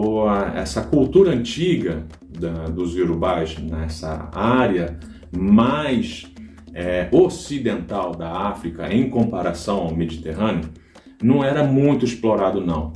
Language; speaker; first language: Portuguese; native; Portuguese